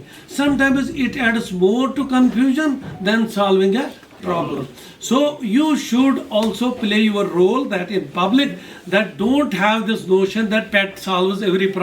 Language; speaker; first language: English; non-native, local second language; Kashmiri